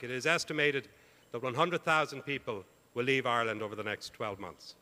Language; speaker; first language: English; native; English